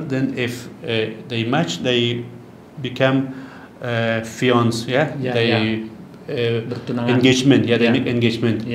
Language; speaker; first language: English; non-native, learner; Persian